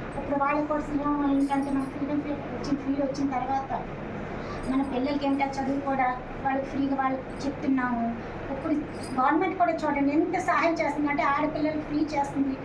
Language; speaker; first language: Telugu; non-native, local second language; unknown